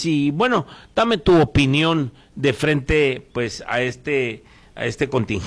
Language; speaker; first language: Spanish; native; Spanish